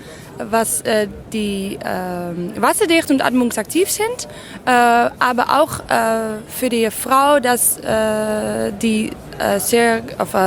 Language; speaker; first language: German; non-native, learner; Dutch